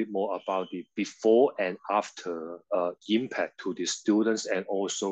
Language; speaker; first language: English; non-native, local second language; Cantonese